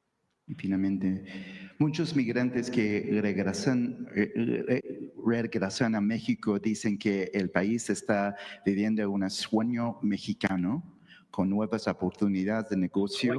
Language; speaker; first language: Spanish; early bilingual, heritage; Spanish